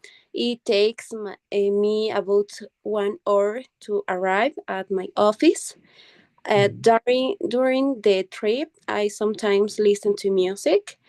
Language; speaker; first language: English; non-native, learner; Spanish